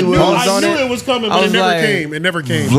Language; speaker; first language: English; native; English